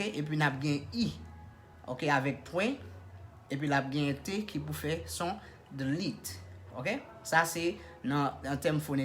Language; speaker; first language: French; non-native, local second language; Haitian Creole